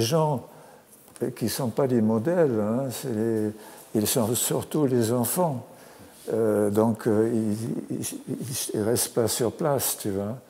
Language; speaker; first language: French; non-native, fluent; German